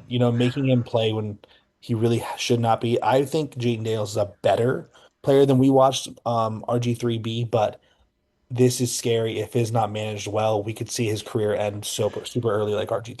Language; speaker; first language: English; native; English